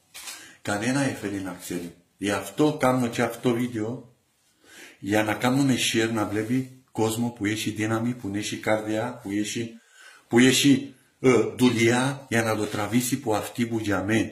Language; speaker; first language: Greek; non-native, learner; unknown